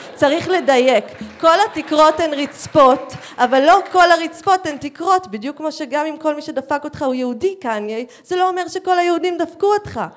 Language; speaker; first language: Hebrew; native; Hebrew